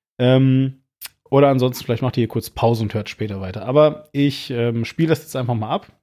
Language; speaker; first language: German; native; German